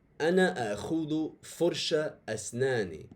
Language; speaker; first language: Arabic; non-native, fluent; English